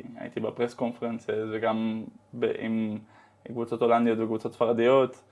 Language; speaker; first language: Hebrew; early bilingual, heritage; Dutch